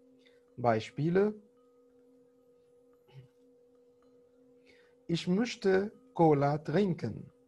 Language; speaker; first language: German; non-native, fluent; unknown